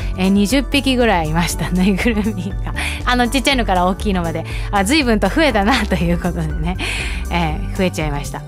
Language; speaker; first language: Japanese; early bilingual, heritage; Japanese